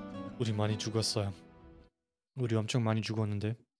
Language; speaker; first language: Korean; non-native, fluent; German